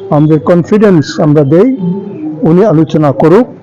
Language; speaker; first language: Bangla; non-native, local second language; Kok Borok